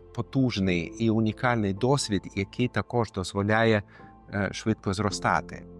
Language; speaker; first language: Ukrainian; non-native, fluent; Lithuanian